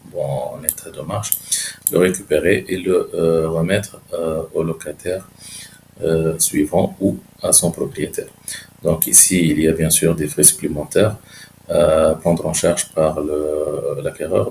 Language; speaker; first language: French; non-native, local second language; Arabic